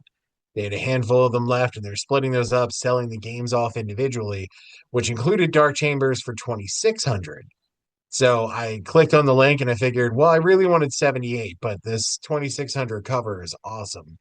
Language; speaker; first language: English; native; English